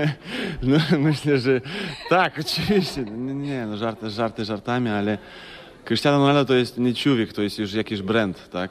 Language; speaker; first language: Polish; non-native, fluent; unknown